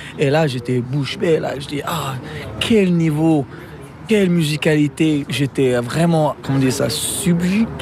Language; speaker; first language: French; non-native, local second language; Arabic